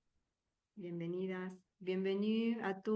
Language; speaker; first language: French; non-native, learner; Spanish